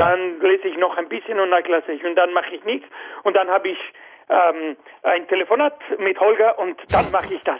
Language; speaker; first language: German; non-native, fluent; Spanish